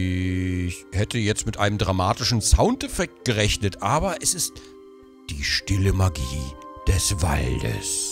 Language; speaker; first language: German; native; German